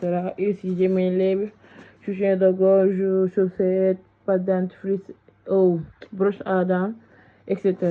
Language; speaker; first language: French; non-native, fluent; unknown